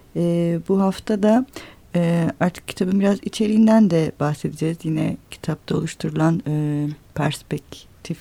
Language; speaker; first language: Turkish; native; Turkish